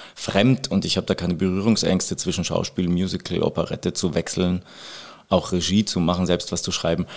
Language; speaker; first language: German; native; German